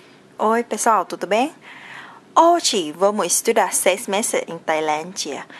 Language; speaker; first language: Portuguese; non-native, learner; Thai